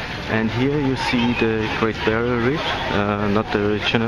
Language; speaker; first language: English; non-native, learner; German